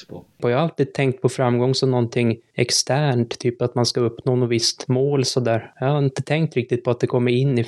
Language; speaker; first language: Swedish; native; Swedish